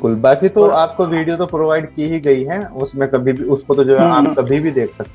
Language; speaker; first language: Hindi; native; Hindi